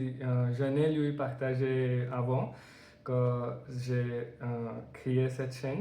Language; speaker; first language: French; non-native, learner; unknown